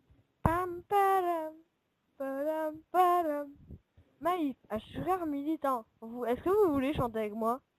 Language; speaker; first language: French; native; French